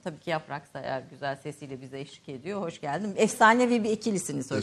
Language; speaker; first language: Turkish; native; Turkish